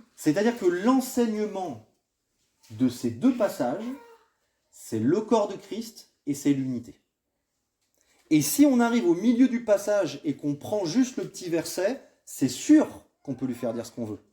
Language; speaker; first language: French; native; French